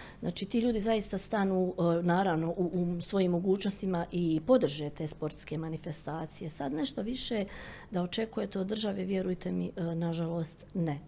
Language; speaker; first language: Croatian; native; Croatian